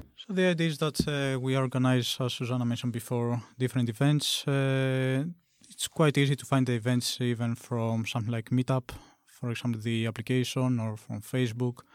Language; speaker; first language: English; non-native, fluent; Greek